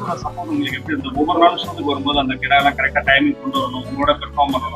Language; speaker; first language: Tamil; native; Tamil